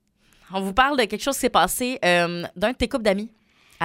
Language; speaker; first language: French; native; French